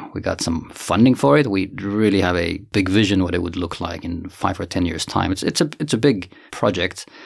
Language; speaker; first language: English; non-native, fluent; Finnish